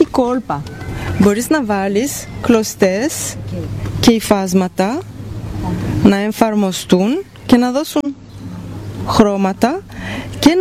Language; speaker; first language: Greek; non-native, fluent; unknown